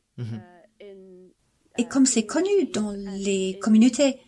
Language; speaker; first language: French; non-native, fluent; Cantonese